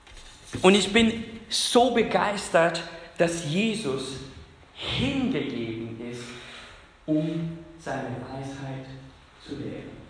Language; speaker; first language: German; non-native, fluent; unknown